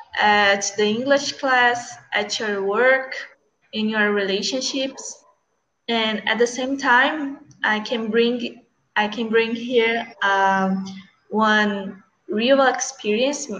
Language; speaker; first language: English; non-native, learner; Portuguese